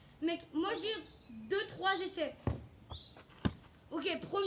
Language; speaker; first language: French; native; French